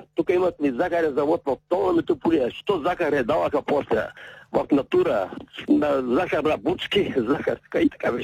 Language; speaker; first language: Bulgarian; native; Bulgarian